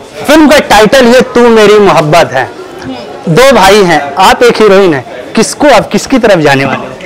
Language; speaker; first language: Hindi; native; Hindi